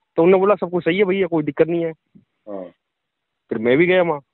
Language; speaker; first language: Hindi; native; Hindi